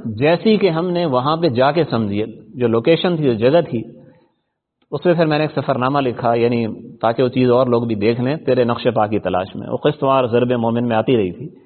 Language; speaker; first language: Urdu; non-native, local second language; Punjabi